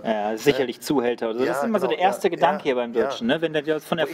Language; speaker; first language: German; native; German